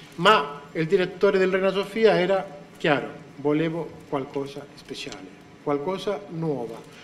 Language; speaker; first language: Italian; non-native, fluent; Spanish